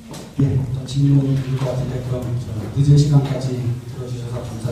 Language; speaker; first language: Korean; native; Korean